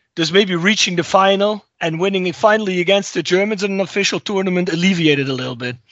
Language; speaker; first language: English; non-native, fluent; Dutch